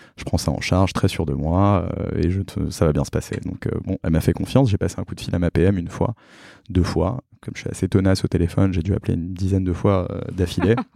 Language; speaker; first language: French; native; French